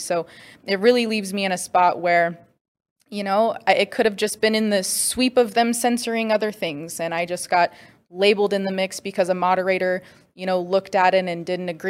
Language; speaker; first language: English; native; English